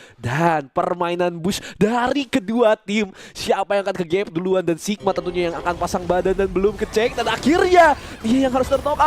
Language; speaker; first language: Indonesian; native; Indonesian